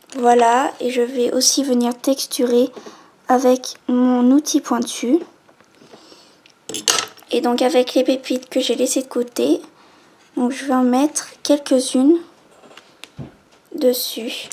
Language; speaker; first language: French; native; French